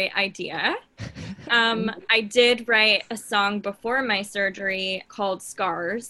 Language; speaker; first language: English; native; English